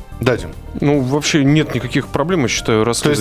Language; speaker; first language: Russian; native; Russian